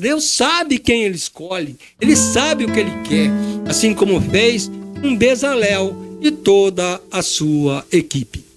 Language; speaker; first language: Portuguese; native; Portuguese